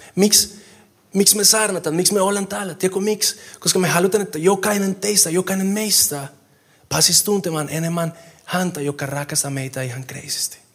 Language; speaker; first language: Finnish; non-native, fluent; Spanish